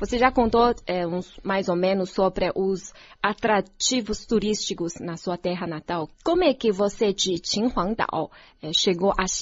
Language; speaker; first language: Portuguese; non-native, fluent; Chinese